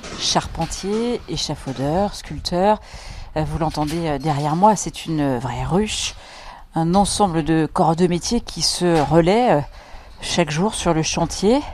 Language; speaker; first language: French; native; French